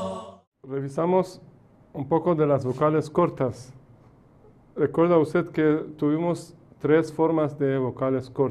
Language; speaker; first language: Spanish; non-native, fluent; Persian